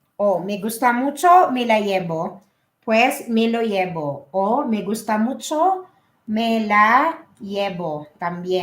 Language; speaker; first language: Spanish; non-native, learner; Filipino